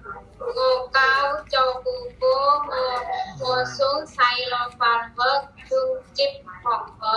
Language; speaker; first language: Cantonese; non-native, learner; Indonesian